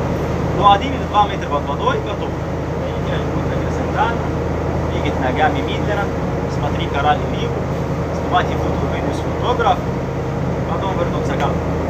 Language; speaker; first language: Russian; non-native, learner; Arabic